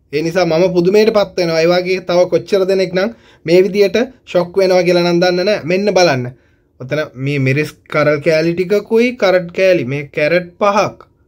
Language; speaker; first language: Sinhala; non-native, local second language; Tamil